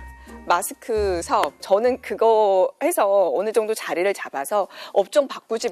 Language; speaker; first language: Korean; native; Korean